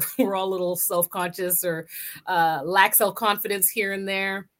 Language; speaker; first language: English; native; English